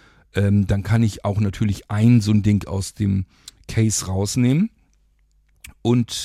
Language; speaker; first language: German; native; German